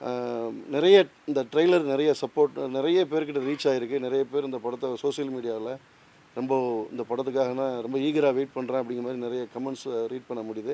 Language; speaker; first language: Tamil; native; Tamil